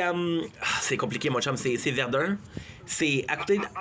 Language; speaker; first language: French; native; French